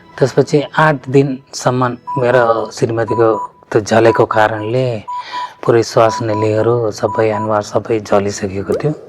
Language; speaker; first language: Nepali; non-native, fluent; Malayalam